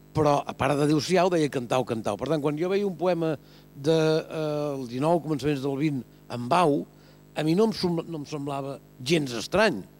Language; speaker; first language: Catalan; native; Catalan